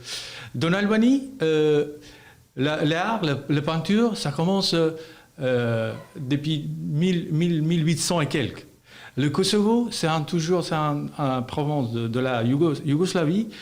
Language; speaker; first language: French; non-native, learner; Albanian